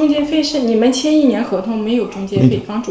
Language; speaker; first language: Chinese; native; Chinese